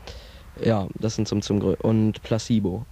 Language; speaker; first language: German; native; German